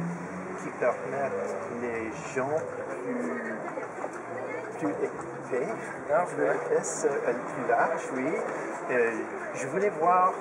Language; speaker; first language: French; non-native, fluent; English